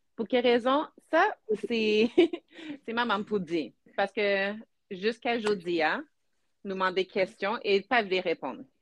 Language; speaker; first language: Haitian Creole; early bilingual, heritage; French